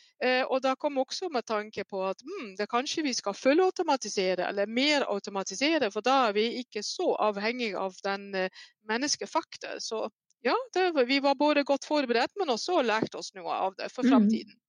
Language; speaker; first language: Norwegian; non-native, fluent; Dutch